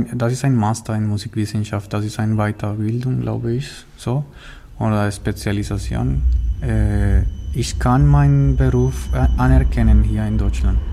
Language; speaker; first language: German; non-native, learner; Spanish